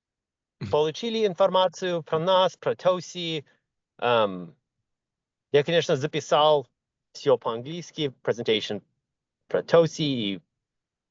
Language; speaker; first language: Russian; early bilingual, heritage; Russian